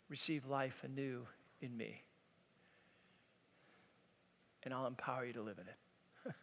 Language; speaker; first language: English; native; English